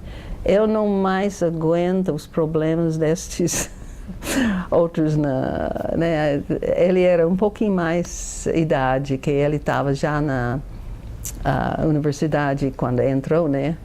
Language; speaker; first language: Portuguese; non-native, fluent; English